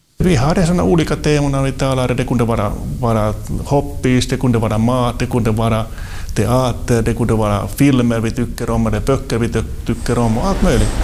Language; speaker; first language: Swedish; non-native, local second language; Finnish